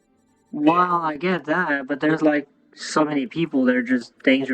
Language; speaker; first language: English; native; English